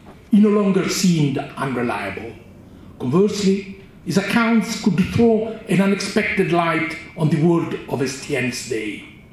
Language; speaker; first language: English; non-native, fluent; Italian